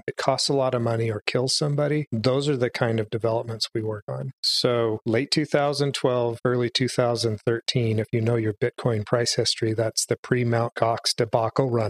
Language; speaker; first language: English; native; English